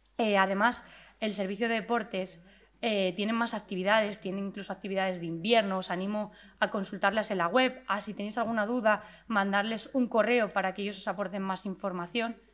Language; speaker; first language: Spanish; native; Spanish